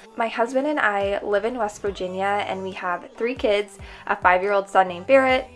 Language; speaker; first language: English; native; English